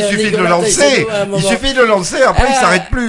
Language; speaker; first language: French; native; French